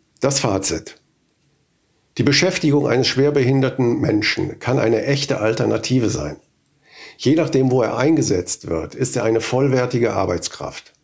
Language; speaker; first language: German; native; German